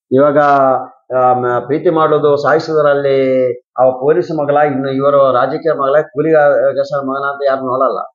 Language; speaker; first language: Kannada; native; Kannada